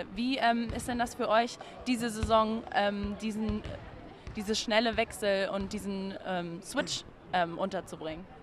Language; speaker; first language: German; native; German